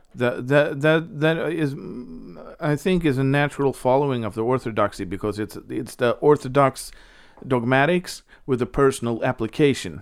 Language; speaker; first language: English; non-native, fluent; Swedish